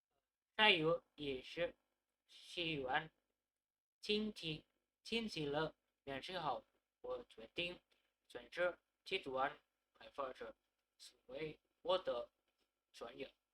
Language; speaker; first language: Chinese; non-native, learner; Indonesian